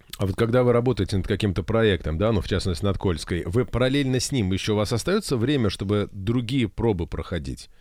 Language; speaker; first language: Russian; native; Russian